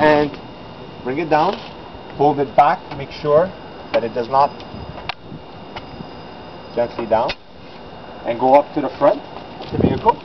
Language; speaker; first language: English; non-native, local second language; French